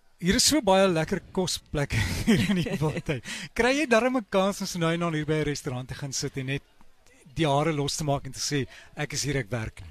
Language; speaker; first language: Afrikaans; native; Afrikaans